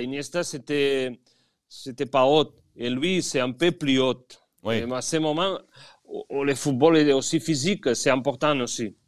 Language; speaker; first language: French; non-native, fluent; Spanish